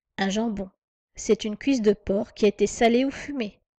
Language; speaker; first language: French; native; French